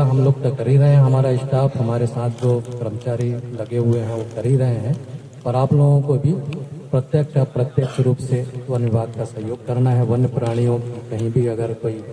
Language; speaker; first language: Hindi; native; Hindi